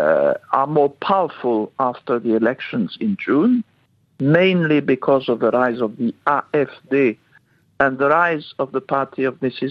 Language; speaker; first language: English; non-native, fluent; French